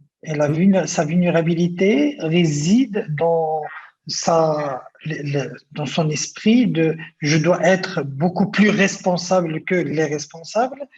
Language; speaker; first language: French; non-native, local second language; Arabic